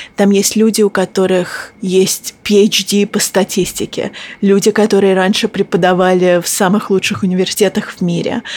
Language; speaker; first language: Russian; early bilingual, heritage; Russian